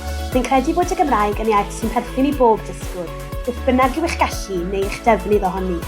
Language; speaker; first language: Welsh; native; Welsh